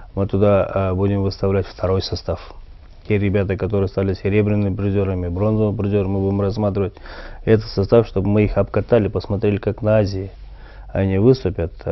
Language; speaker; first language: Russian; non-native, local second language; Kyrgyz